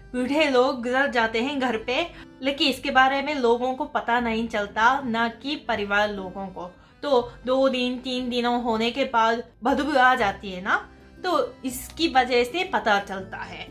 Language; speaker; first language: Hindi; non-native, fluent; Japanese